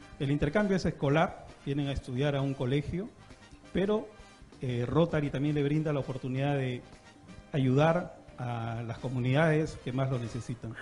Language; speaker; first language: Spanish; native; Spanish